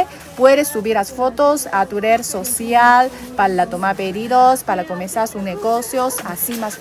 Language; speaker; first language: Spanish; non-native, learner; Chinese